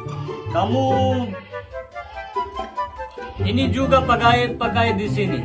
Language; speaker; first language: Indonesian; non-native, learner; Hindi